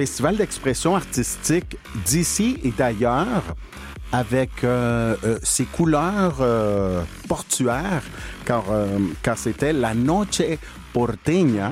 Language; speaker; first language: French; non-native, fluent; Spanish